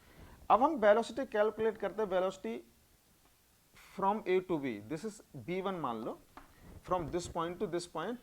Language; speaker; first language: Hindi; native; Hindi